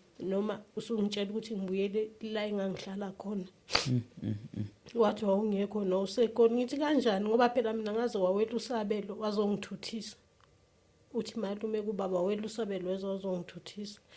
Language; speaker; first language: Zulu; native; Zulu